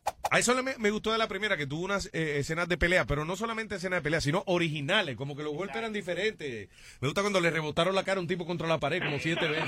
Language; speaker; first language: Spanish; native; Spanish